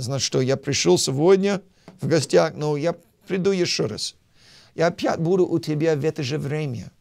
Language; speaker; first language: Russian; non-native, fluent; English